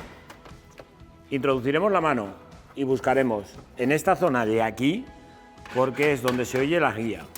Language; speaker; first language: Spanish; native; Spanish